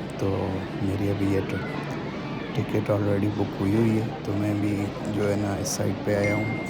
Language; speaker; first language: Urdu; non-native, local second language; Punjabi